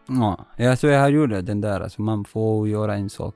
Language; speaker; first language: Swedish; non-native, learner; Arabic